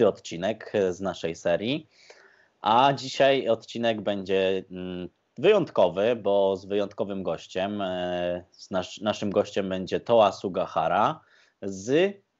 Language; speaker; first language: Polish; native; Polish